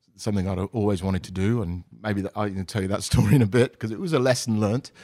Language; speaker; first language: English; native; English